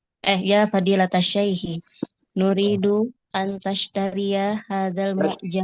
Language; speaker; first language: Indonesian; native; Indonesian